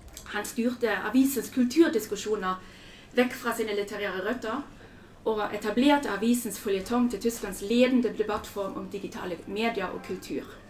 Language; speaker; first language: Norwegian; non-native, fluent; German